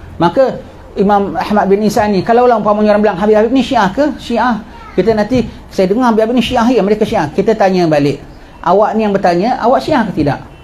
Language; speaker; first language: Malay; native; Malay